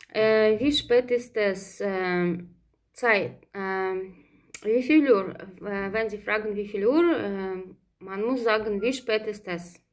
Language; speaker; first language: German; non-native, fluent; Russian